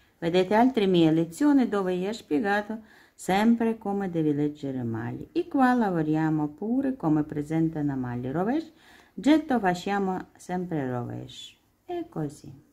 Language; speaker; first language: Italian; non-native, learner; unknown